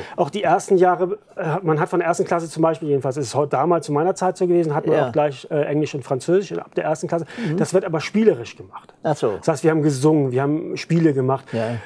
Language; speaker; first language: German; native; German